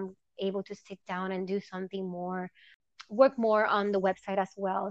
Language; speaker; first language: English; non-native, fluent; Spanish